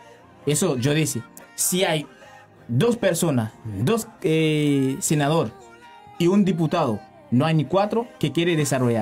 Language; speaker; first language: Spanish; non-native, learner; Haitian Creole